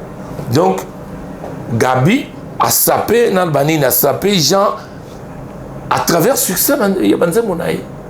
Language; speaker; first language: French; non-native, local second language; Lingala